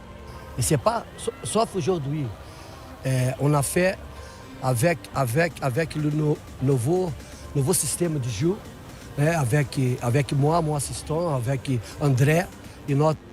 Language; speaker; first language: French; non-native, fluent; Portuguese